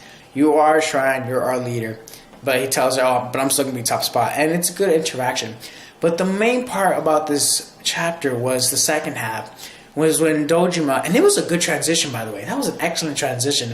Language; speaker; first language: English; native; English